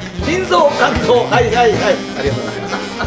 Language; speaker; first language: Japanese; native; Japanese